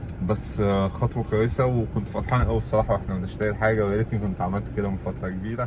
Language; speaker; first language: Arabic; native; Arabic